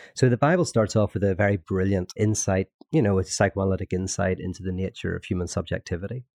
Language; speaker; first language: English; native; English